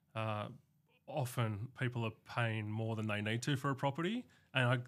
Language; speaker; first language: English; native; English